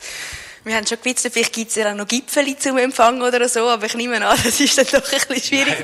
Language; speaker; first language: German; native; German